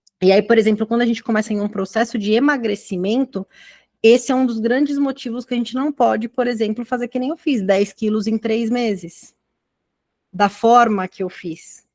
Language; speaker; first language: Portuguese; native; Portuguese